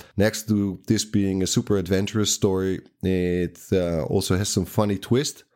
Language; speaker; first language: English; non-native, fluent; Dutch